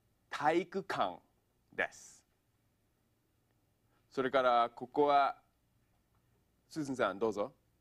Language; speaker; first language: Japanese; non-native, fluent; English